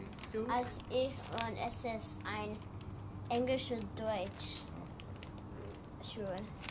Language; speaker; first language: German; non-native, learner; English